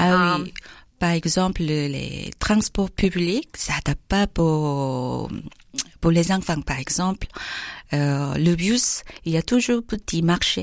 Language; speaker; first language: French; non-native, learner; Korean